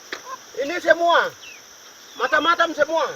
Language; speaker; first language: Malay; non-native, local second language; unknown